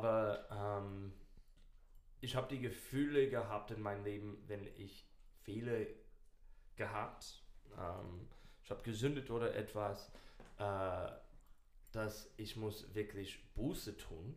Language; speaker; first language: German; non-native, learner; English